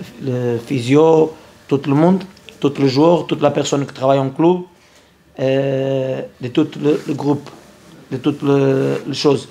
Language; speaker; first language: French; non-native, learner; Portuguese